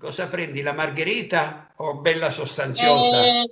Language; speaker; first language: Italian; native; Italian